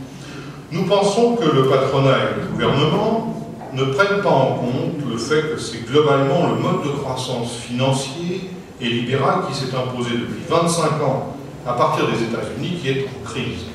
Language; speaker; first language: French; native; French